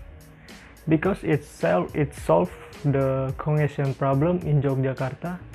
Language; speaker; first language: English; non-native, learner; Indonesian